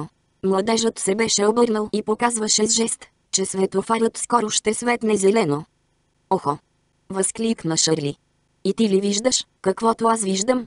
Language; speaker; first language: Bulgarian; native; Bulgarian